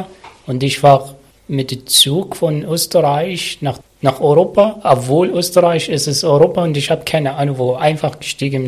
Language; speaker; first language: German; non-native, learner; Arabic